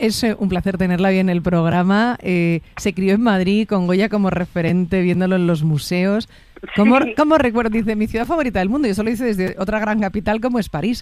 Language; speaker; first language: Spanish; native; Spanish